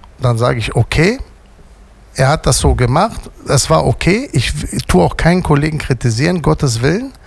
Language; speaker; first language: German; native; German